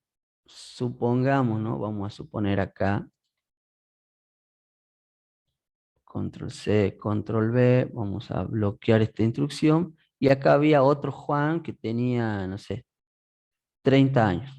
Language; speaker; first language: Spanish; native; Spanish